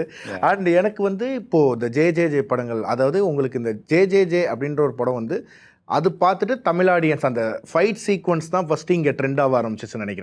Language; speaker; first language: Tamil; native; Tamil